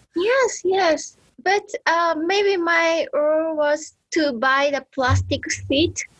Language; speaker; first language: English; non-native, learner; Japanese